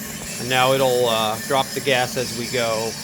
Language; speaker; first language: English; native; English